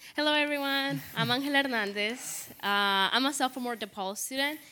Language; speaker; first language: English; non-native, fluent; Spanish